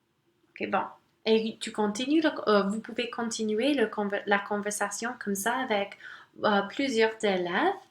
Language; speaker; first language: French; non-native, local second language; English